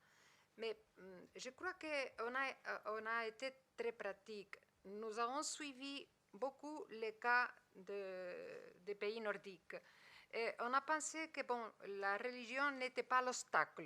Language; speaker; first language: French; non-native, fluent; Spanish